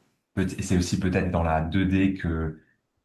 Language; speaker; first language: French; native; French